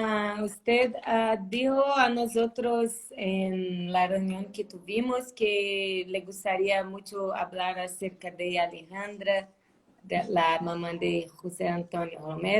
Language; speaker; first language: Spanish; non-native, learner; Portuguese